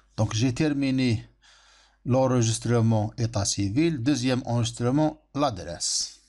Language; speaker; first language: French; non-native, local second language; Arabic